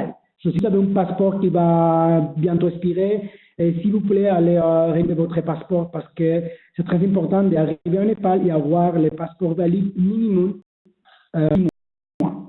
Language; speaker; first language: French; non-native, learner; Spanish